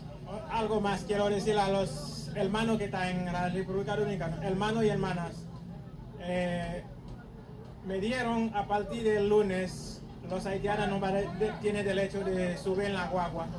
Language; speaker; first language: Spanish; non-native, fluent; Haitian Creole